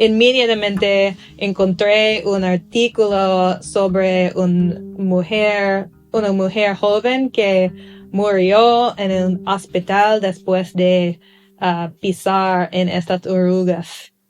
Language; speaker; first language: Spanish; non-native, learner; English